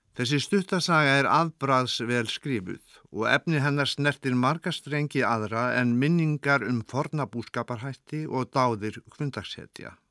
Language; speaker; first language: Icelandic; native; Icelandic